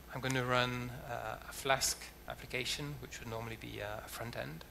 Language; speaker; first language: English; native; English